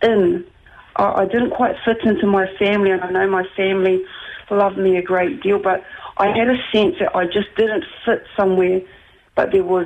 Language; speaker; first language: English; native; English